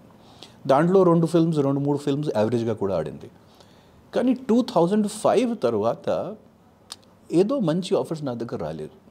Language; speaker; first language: Telugu; non-native, fluent; Hindi